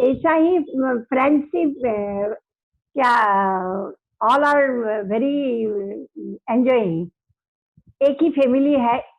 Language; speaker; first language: Hindi; non-native, local second language; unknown